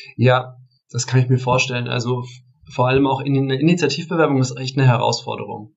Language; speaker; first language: German; native; German